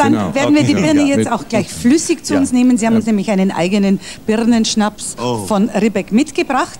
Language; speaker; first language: German; native; German